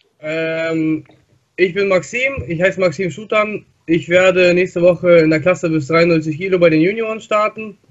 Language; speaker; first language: German; non-native, fluent; Russian